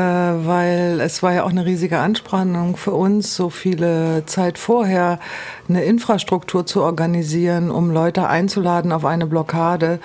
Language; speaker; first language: German; native; German